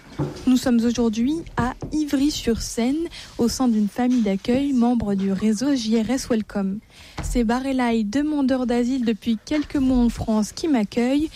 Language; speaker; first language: French; native; French